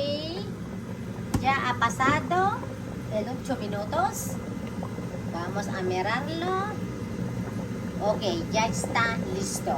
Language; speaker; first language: Spanish; non-native, learner; Filipino